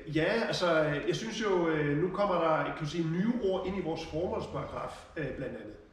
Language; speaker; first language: Danish; early bilingual, other home language; German